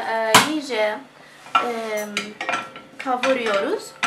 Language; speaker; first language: Turkish; non-native, learner; Arabic